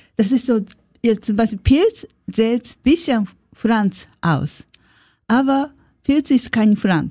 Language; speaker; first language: German; non-native, learner; Japanese